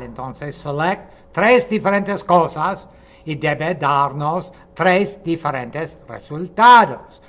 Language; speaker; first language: Spanish; non-native, fluent; English